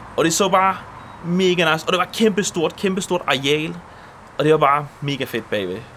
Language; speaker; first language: Danish; early bilingual, other home language; Polish